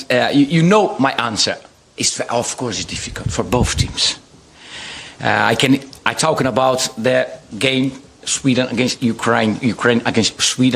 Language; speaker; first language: English; non-native, fluent; Portuguese